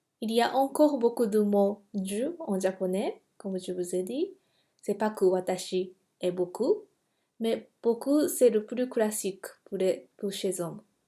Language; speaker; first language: French; non-native, fluent; Japanese